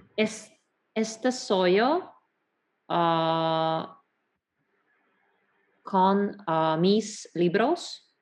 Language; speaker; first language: Spanish; non-native, learner; English